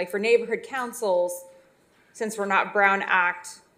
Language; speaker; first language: English; native; English